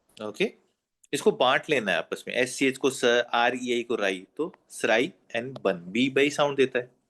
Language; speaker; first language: Hindi; native; Hindi